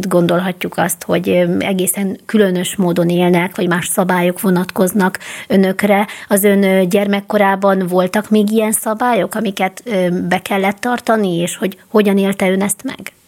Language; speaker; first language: Hungarian; native; Hungarian